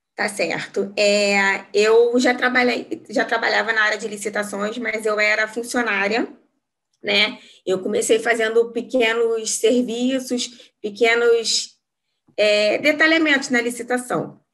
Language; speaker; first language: Portuguese; native; Portuguese